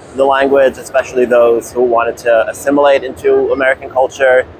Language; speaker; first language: English; native; English